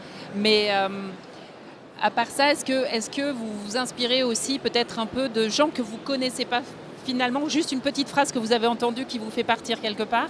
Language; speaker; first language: French; native; French